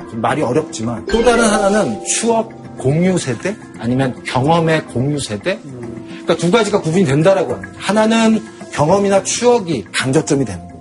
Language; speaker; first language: Korean; native; Korean